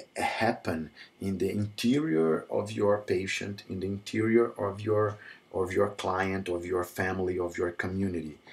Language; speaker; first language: English; non-native, fluent; Portuguese